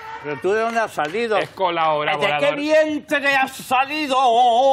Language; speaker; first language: Spanish; native; Spanish